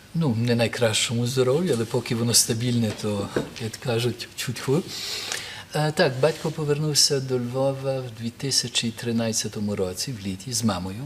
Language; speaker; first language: Ukrainian; early bilingual, heritage; Ukrainian